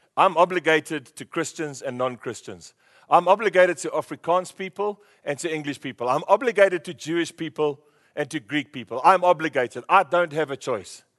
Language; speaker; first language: English; native; English